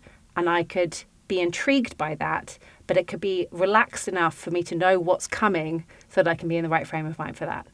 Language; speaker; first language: English; native; English